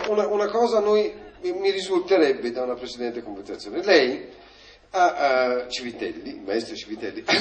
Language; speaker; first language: Italian; native; Italian